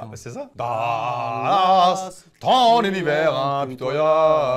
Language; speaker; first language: French; native; French